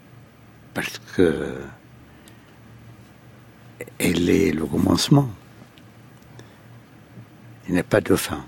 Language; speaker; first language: French; non-native, fluent; Arabic